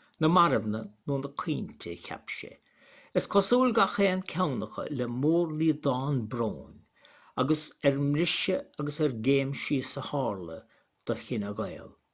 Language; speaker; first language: Irish; native; Irish